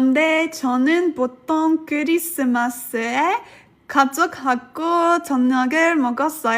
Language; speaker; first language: Korean; non-native, fluent; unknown